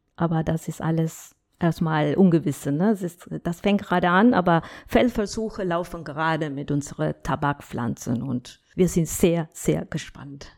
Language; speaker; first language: German; non-native, fluent; Spanish